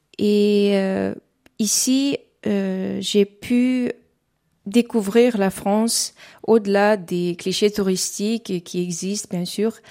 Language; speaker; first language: French; non-native, fluent; Uzbek